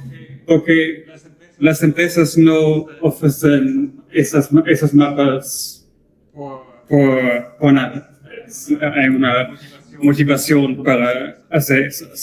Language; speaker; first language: Spanish; non-native, learner; German